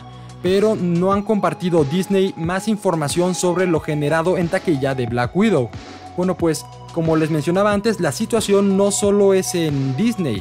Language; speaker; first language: Spanish; native; Spanish